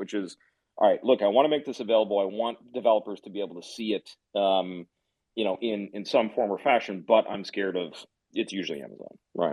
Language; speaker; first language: English; native; English